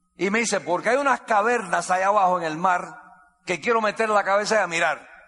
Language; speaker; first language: Spanish; non-native, fluent; English